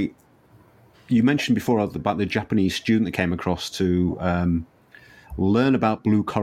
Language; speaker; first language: English; native; English